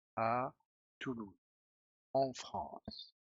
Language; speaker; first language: French; non-native, fluent; Spanish